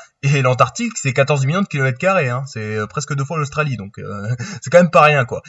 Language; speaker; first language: French; native; French